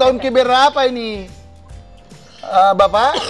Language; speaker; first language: Indonesian; native; Indonesian